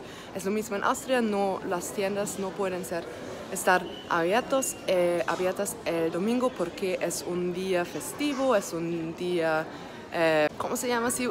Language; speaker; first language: Spanish; non-native, learner; German